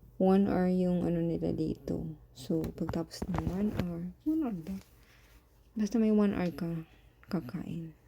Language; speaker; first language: Filipino; native; Filipino